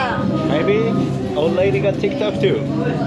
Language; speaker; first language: English; non-native, fluent; Swedish